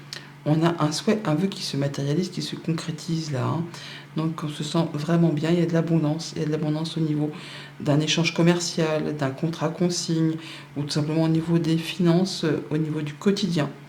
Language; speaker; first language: French; native; French